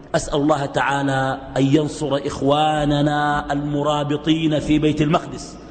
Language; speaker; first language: Arabic; native; Arabic